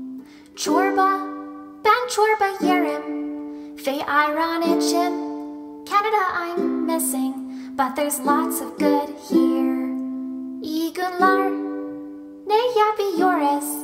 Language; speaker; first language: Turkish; non-native, learner; English